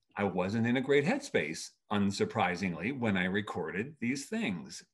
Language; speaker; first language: English; native; English